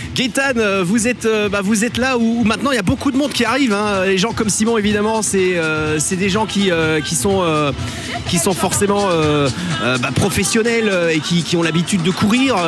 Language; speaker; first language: French; native; French